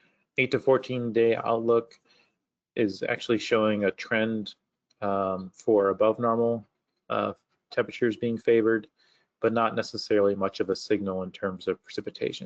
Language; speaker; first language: English; native; English